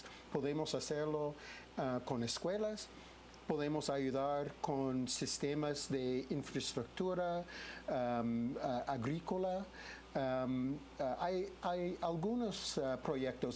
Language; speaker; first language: Spanish; non-native, fluent; English